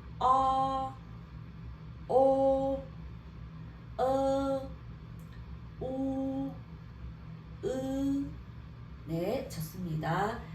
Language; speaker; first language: Korean; non-native, learner; Vietnamese